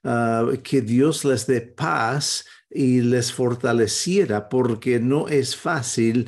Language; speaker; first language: Spanish; non-native, fluent; English